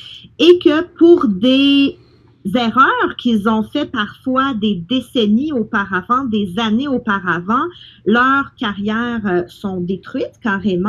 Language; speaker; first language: French; native; French